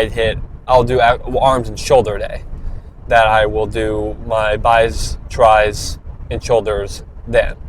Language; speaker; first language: English; native; English